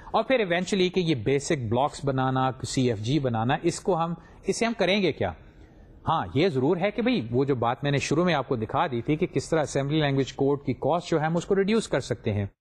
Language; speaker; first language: Urdu; native; Urdu